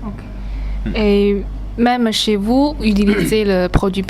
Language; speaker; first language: French; non-native, learner; Chinese